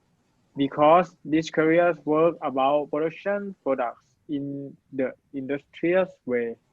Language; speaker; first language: English; non-native, learner; Thai